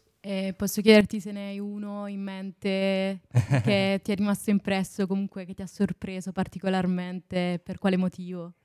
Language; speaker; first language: Italian; native; Italian